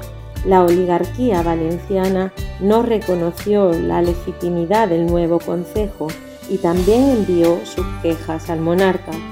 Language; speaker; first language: Spanish; native; Spanish